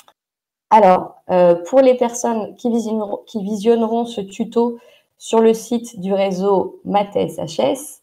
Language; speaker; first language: French; native; French